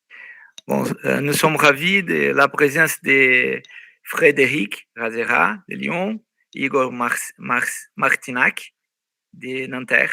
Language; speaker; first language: French; non-native, fluent; Portuguese